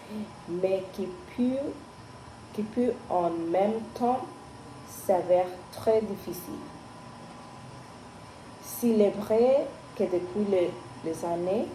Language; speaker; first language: French; non-native, learner; Spanish